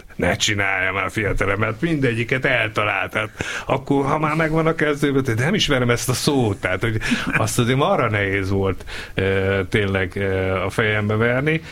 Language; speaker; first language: Hungarian; native; Hungarian